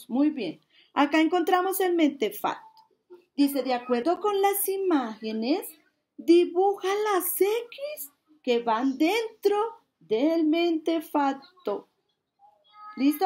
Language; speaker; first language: Spanish; native; Spanish